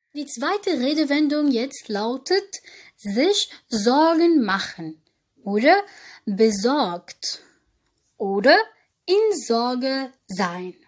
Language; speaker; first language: German; non-native, fluent; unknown